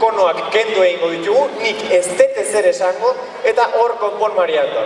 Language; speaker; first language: Basque; native; Basque